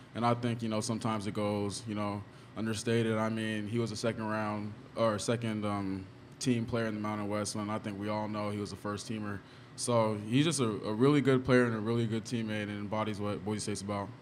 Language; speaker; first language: English; native; English